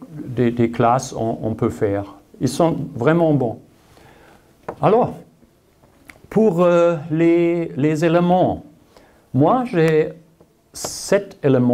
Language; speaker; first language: French; non-native, learner; German